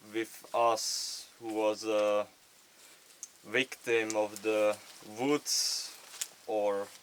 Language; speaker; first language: English; non-native, fluent; Slovak